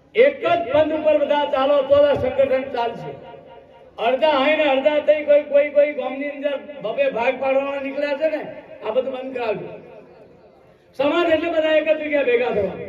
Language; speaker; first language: Gujarati; native; Gujarati